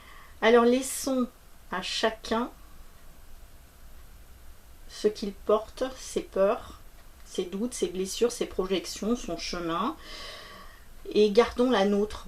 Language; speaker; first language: French; native; French